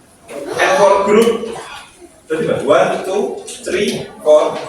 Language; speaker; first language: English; non-native, fluent; Indonesian